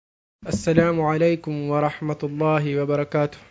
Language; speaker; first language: Arabic; non-native, fluent; Divehi